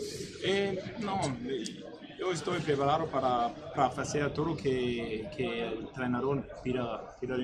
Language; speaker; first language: Portuguese; non-native, learner; Spanish